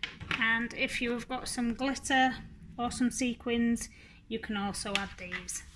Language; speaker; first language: English; native; English